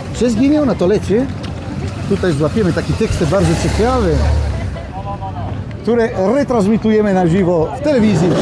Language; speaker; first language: Polish; non-native, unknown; Italian